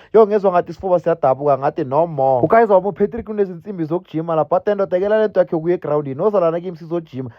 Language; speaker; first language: Zulu; native; Zulu